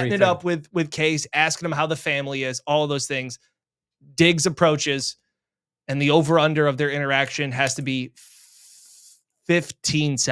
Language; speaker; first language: English; native; English